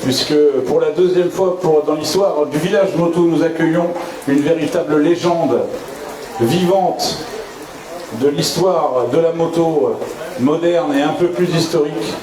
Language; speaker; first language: French; native; French